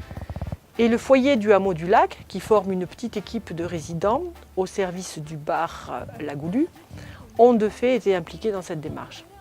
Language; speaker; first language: French; native; French